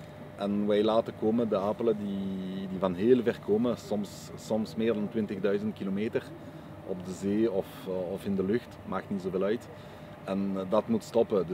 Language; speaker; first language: Dutch; non-native, local second language; French